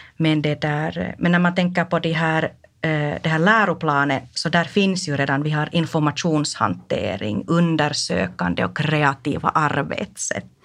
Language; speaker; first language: Swedish; non-native, local second language; Finnish